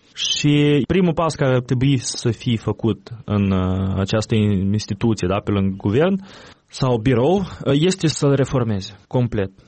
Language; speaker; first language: Romanian; native; Romanian